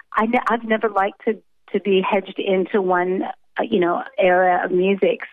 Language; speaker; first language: English; native; English